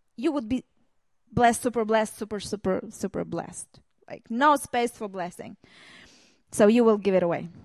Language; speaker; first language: English; non-native, learner; Hebrew